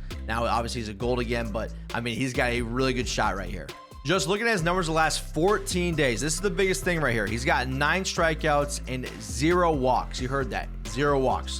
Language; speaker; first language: English; native; English